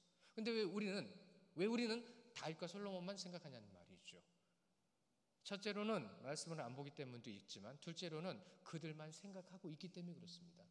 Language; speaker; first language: Korean; native; Korean